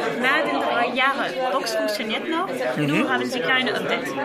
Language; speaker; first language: German; non-native, learner; French